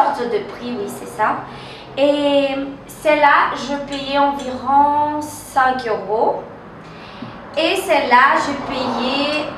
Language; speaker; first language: French; non-native, fluent; Portuguese